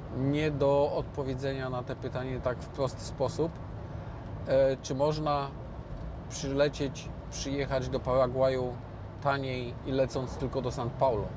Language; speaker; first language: Polish; native; Polish